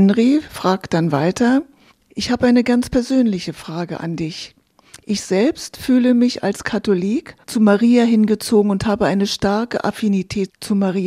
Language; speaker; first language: German; native; German